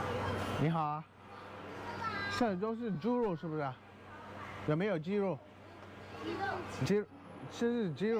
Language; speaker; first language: Chinese; non-native, fluent; English